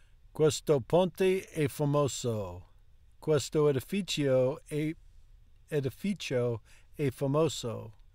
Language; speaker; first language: Italian; non-native, learner; English